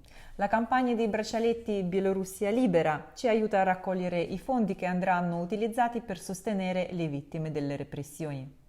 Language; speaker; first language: Italian; non-native, fluent; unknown